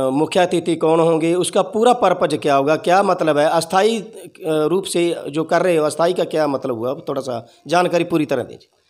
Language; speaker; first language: Hindi; non-native, local second language; Punjabi